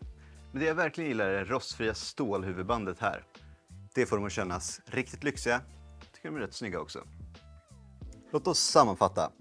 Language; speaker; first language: Swedish; native; Swedish